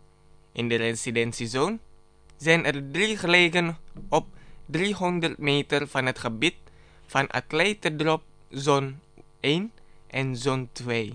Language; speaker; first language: Dutch; non-native, fluent; Indonesian